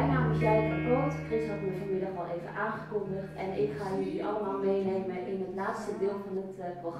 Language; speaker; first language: Dutch; native; Dutch